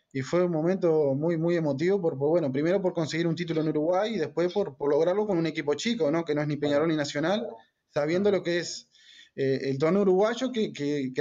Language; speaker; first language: Spanish; native; Spanish